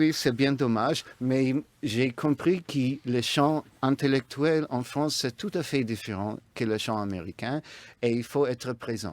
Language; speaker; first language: French; non-native, fluent; English